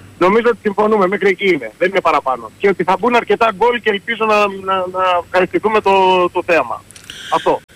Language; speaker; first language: Greek; native; Greek